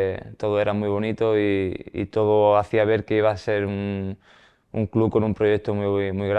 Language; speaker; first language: Spanish; native; Spanish